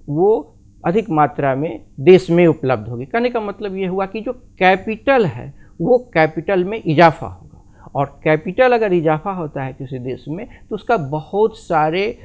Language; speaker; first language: Hindi; native; Hindi